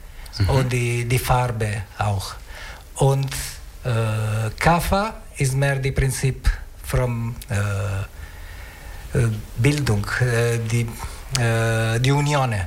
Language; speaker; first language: German; non-native, learner; Italian